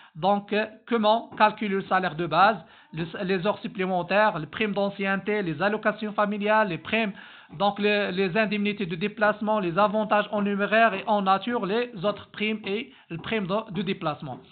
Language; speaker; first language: French; non-native, local second language; Arabic